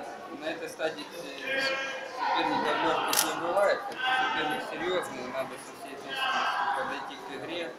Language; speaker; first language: Russian; native; Russian